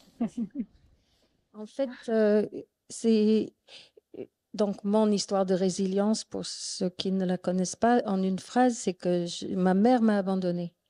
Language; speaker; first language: French; non-native, fluent; English